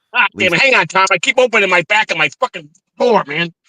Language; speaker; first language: English; native; English